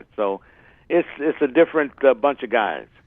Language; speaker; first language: English; native; English